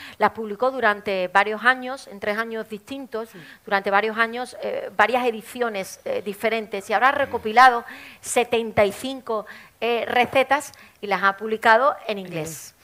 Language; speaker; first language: Spanish; native; Spanish